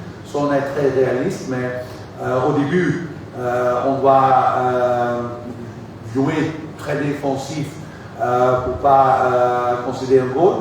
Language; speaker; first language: French; non-native, fluent; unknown